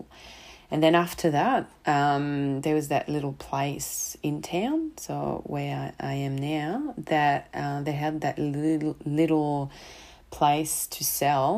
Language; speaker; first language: English; non-native, fluent; French